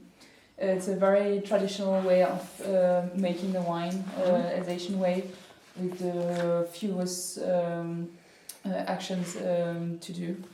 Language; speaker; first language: English; non-native, fluent; French